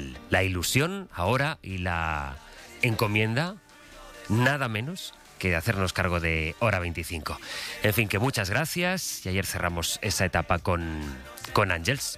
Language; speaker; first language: Spanish; native; Spanish